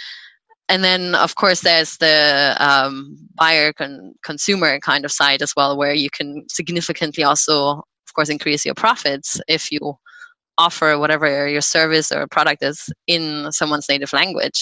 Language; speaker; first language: English; non-native, fluent; German